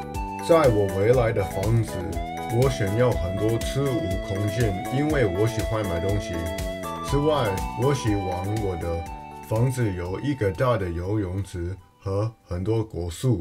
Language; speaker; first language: Chinese; non-native, learner; English